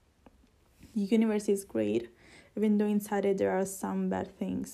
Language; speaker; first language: English; non-native, fluent; Italian